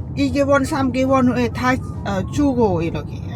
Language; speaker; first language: Korean; non-native, learner; Lao